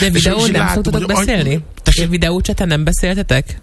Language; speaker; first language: Hungarian; native; Hungarian